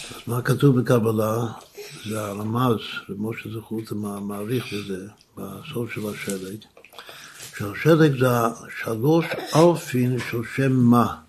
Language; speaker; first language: Hebrew; non-native, fluent; English